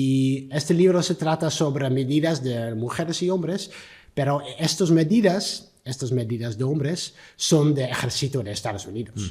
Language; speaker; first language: Spanish; non-native, learner; Dutch